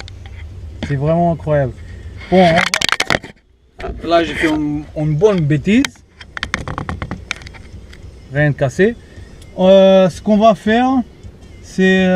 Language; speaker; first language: French; non-native, fluent; Portuguese